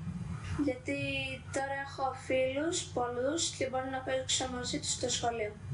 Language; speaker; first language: Greek; early bilingual, other home language; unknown